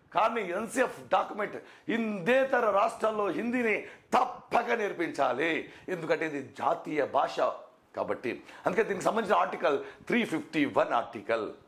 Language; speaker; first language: Telugu; non-native, local second language; Kannada